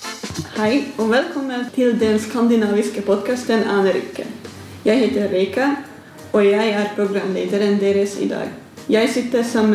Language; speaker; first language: Swedish; non-native, fluent; Hungarian